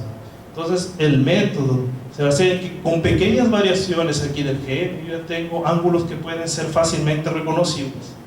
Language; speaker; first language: Spanish; non-native, fluent; Portuguese